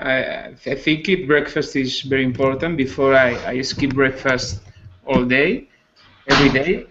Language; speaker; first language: English; non-native, learner; Spanish